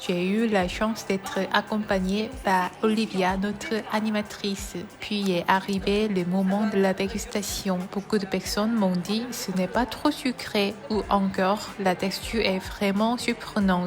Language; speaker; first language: French; non-native, fluent; Korean